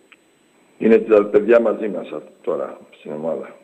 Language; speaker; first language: Greek; early bilingual, heritage; English